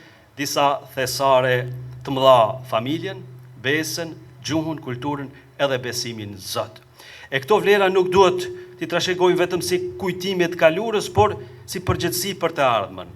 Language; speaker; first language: Albanian; native; Albanian